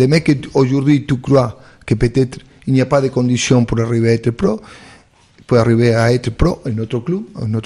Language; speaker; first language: French; non-native, fluent; Spanish